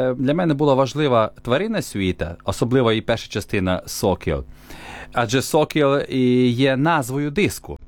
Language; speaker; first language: Ukrainian; native; Ukrainian